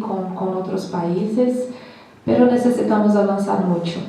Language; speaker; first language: Spanish; non-native, learner; Portuguese